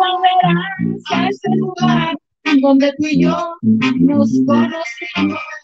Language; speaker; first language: Spanish; native; Spanish